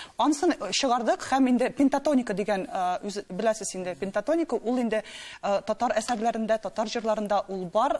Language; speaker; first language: Tatar; non-native, local second language; Russian